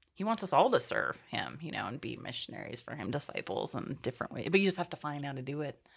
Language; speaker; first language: English; native; English